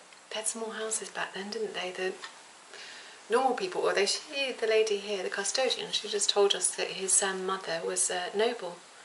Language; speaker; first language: English; early bilingual, other home language; German